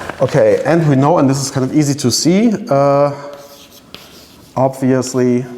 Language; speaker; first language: English; non-native, fluent; German